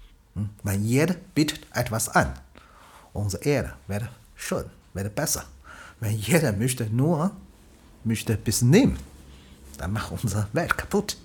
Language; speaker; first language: German; non-native, learner; Chinese